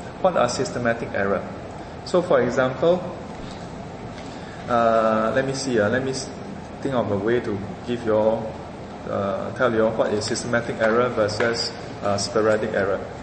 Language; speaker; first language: English; non-native, local second language; Chinese